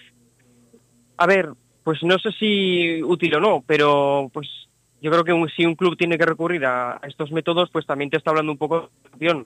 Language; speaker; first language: Spanish; native; Spanish